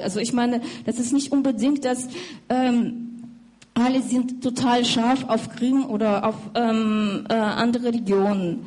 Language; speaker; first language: German; non-native, fluent; Russian